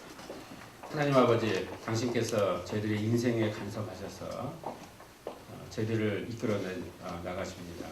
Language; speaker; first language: Korean; native; Korean